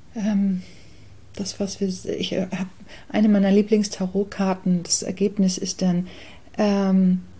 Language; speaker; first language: German; early bilingual, other home language; English